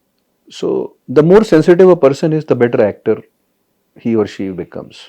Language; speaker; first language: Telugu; non-native, fluent; Hindi